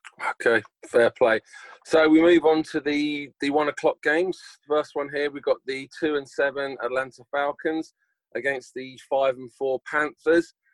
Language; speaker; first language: English; native; English